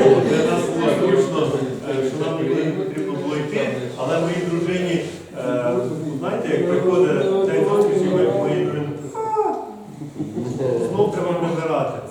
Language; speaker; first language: Ukrainian; native; Ukrainian